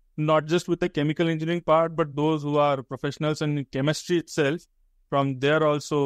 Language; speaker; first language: English; non-native, local second language; Hindi